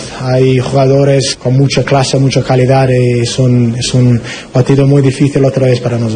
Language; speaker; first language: Spanish; non-native, fluent; English